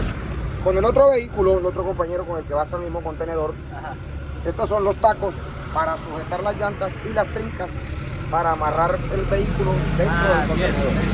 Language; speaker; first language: Spanish; native; Spanish